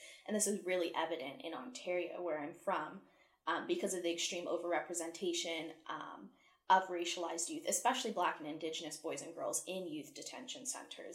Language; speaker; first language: English; native; English